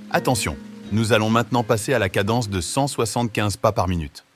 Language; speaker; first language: French; native; French